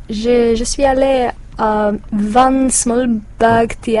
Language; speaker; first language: French; non-native, learner; English